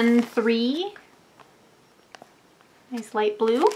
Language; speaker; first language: English; native; English